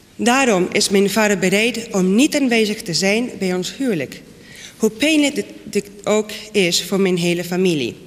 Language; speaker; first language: Dutch; non-native, fluent; Spanish